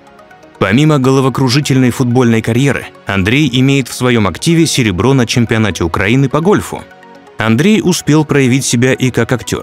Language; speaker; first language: Russian; native; Russian